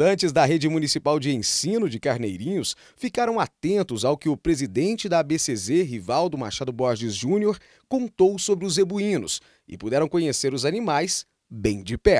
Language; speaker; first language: Portuguese; native; Portuguese